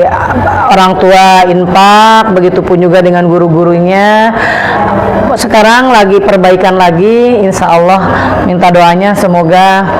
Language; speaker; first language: Indonesian; native; Indonesian